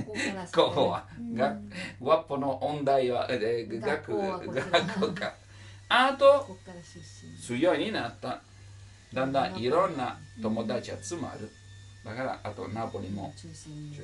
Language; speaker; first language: Japanese; non-native, learner; Italian